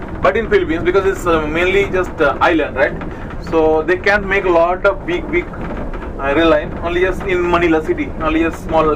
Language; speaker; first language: English; non-native, learner; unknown